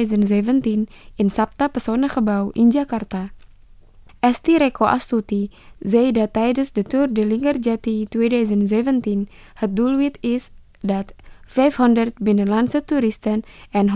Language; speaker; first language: Dutch; non-native, fluent; Indonesian